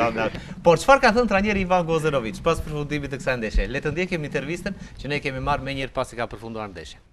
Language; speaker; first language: Albanian; native; Albanian